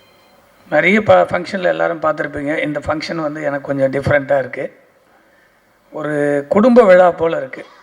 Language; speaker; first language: Tamil; native; Tamil